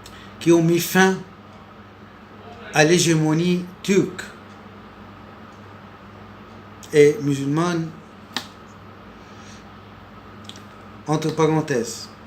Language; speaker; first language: French; non-native, local second language; Arabic